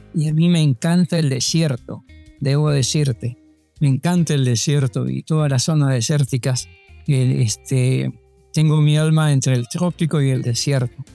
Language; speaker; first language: Spanish; native; Spanish